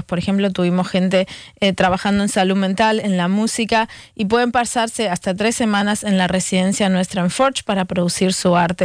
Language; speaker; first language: Spanish; native; Spanish